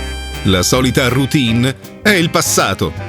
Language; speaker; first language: Italian; native; Italian